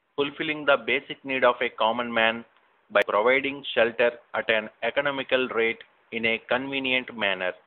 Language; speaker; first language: English; non-native, local second language; Telugu